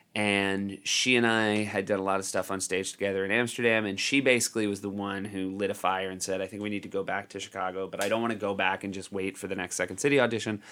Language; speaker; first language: English; native; English